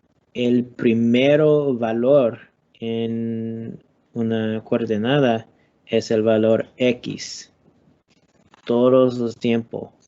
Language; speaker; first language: Spanish; non-native, learner; English